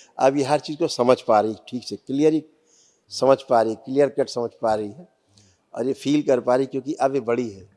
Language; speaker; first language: Hindi; native; Hindi